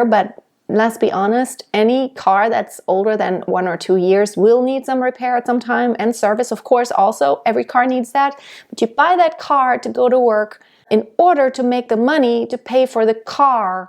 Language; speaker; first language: English; non-native, fluent; German